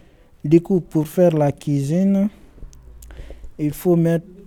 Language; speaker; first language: French; non-native, learner; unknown